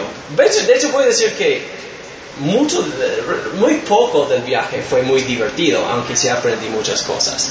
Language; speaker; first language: Spanish; non-native, fluent; English